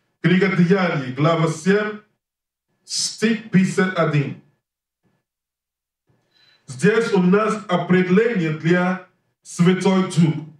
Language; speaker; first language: Russian; non-native, learner; English